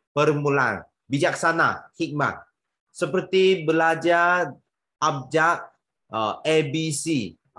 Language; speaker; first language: Malay; non-native, local second language; Chinese